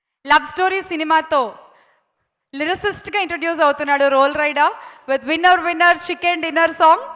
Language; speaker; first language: Telugu; native; Telugu